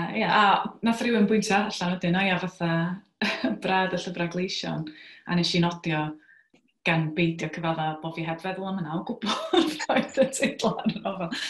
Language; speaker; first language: Welsh; native; Welsh